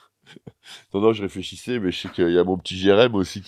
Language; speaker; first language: French; native; French